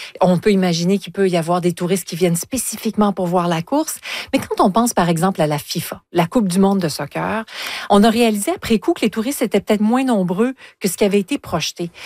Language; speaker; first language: French; native; French